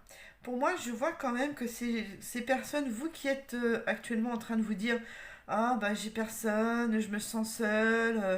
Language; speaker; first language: French; native; French